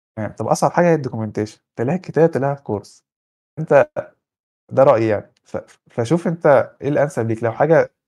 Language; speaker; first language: Arabic; native; Arabic